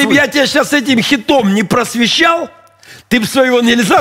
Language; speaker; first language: Russian; native; Russian